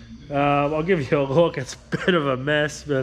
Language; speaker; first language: English; native; English